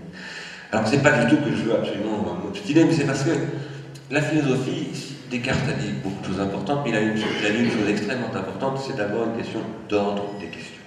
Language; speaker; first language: French; native; French